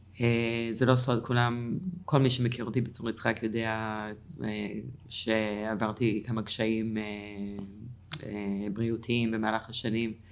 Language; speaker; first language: Hebrew; non-native, fluent; English